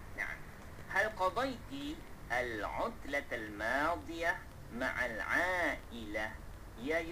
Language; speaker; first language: Arabic; non-native, fluent; Malay